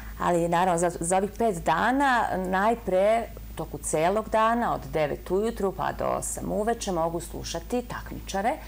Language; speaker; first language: Bosnian; native; Bosnian